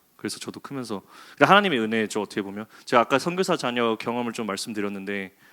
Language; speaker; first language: Korean; early bilingual, heritage; Korean